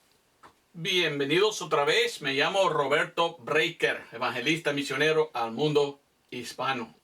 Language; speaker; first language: Spanish; non-native, fluent; English